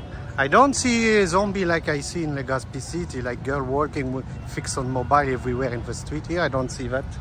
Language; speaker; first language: English; non-native, learner; Dutch